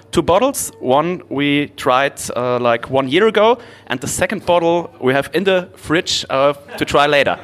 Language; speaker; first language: English; non-native, fluent; German